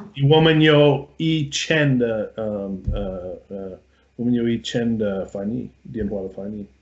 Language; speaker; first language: Chinese; non-native, learner; English